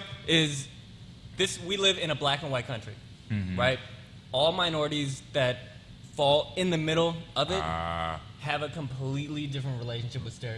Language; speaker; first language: English; early bilingual, other home language; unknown